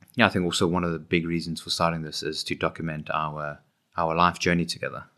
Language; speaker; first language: English; native; English